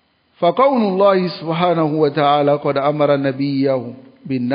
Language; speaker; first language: Arabic; non-native, fluent; French